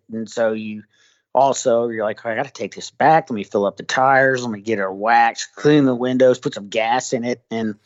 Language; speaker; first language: English; native; English